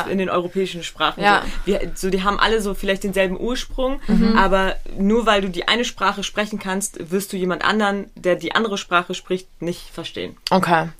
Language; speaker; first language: German; early bilingual, other home language; Pashto